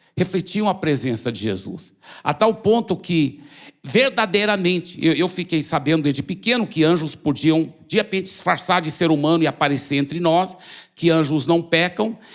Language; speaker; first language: Portuguese; early bilingual, other home language; English